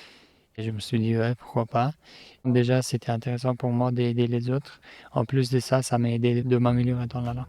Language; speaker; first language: French; non-native, fluent; Persian